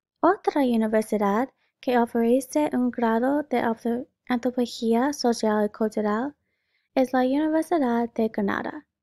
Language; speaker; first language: Spanish; non-native, learner; English